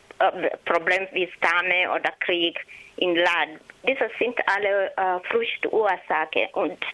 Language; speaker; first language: German; non-native, learner; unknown